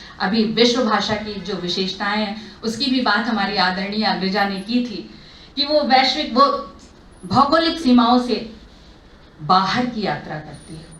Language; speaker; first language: Hindi; native; Hindi